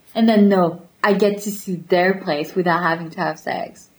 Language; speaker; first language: English; non-native, fluent; French